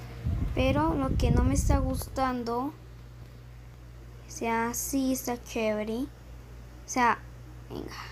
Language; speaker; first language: Spanish; native; Spanish